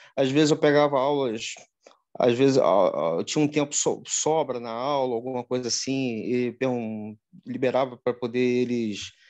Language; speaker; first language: Portuguese; native; Portuguese